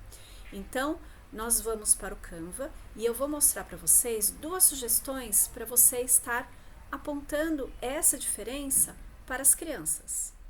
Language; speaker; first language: Portuguese; native; Portuguese